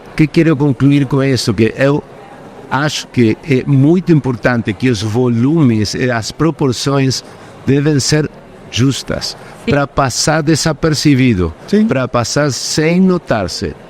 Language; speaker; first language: Portuguese; non-native, fluent; Spanish